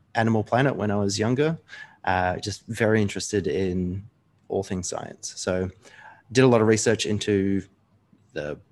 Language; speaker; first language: English; native; English